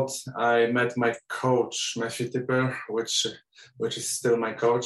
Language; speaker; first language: English; non-native, fluent; Polish